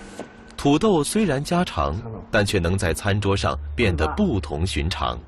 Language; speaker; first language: Chinese; native; Chinese